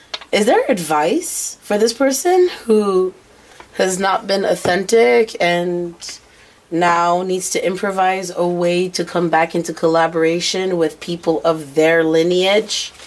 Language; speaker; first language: English; native; English